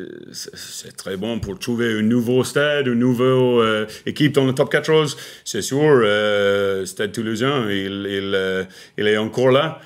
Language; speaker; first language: French; non-native, learner; English